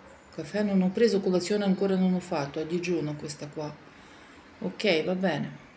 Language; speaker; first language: Italian; non-native, fluent; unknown